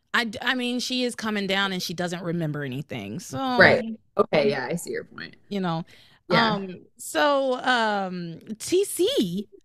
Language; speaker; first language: English; native; English